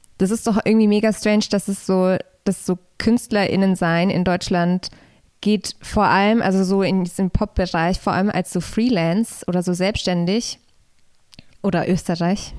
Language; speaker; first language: German; early bilingual, other home language; Polish